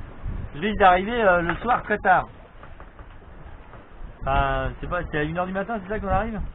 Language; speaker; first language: French; native; French